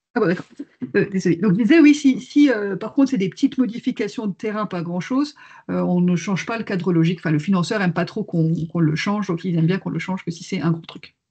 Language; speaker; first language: French; native; French